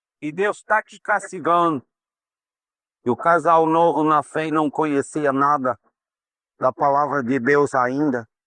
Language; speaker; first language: Portuguese; non-native, fluent; English